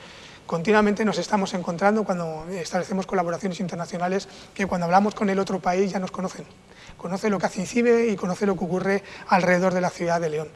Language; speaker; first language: Spanish; native; Spanish